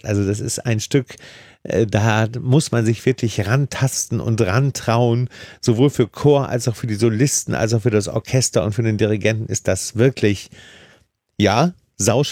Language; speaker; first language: German; native; German